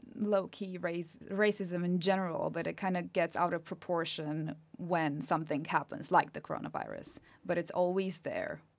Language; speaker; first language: English; non-native, fluent; Romanian